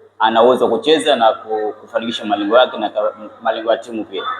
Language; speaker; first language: Swahili; native; Swahili